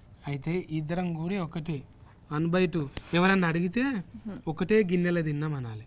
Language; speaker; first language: Telugu; native; Telugu